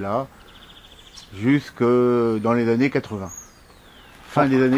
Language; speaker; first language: French; native; French